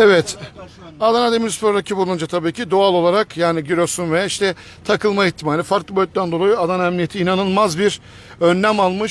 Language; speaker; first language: Turkish; native; Turkish